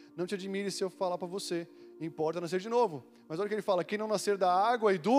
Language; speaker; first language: Portuguese; native; Portuguese